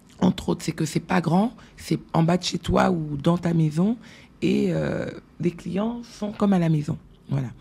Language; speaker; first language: French; native; French